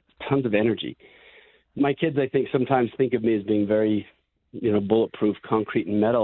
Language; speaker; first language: English; native; English